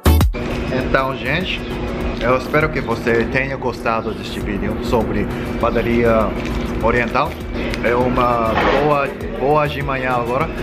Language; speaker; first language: Portuguese; non-native, learner; Korean